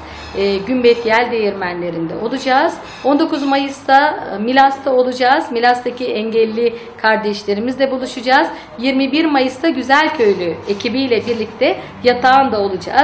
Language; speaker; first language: Turkish; native; Turkish